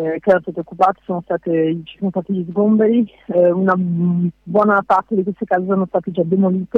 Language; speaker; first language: Italian; non-native, fluent; French